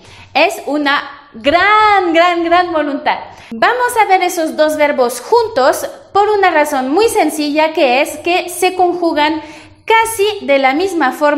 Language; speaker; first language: Spanish; non-native, fluent; French